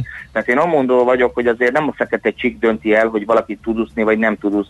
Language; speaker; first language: Hungarian; native; Hungarian